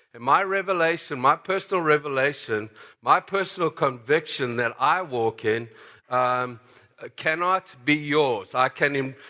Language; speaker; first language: English; native; English